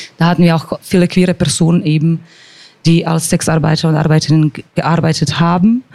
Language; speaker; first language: German; non-native, fluent; Croatian